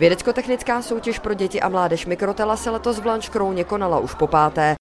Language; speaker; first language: Czech; native; Czech